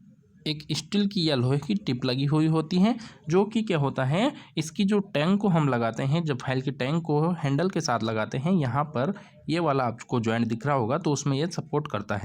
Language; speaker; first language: Hindi; native; Hindi